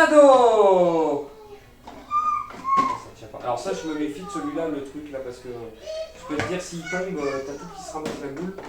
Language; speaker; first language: French; native; French